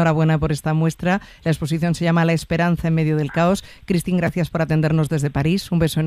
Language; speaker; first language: Spanish; native; Spanish